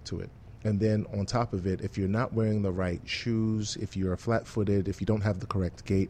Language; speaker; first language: English; non-native, local second language; Yoruba